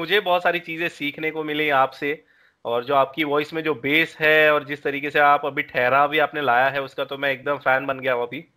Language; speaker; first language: Hindi; native; Hindi